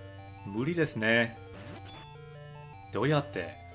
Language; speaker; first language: Japanese; non-native, fluent; English